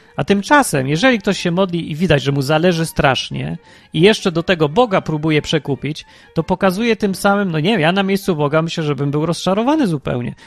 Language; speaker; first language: Polish; early bilingual, heritage; Polish